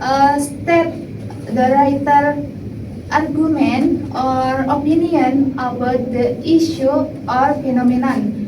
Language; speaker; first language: English; non-native, learner; Indonesian